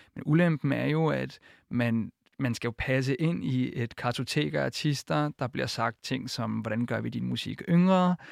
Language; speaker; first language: Danish; early bilingual, other home language; Icelandic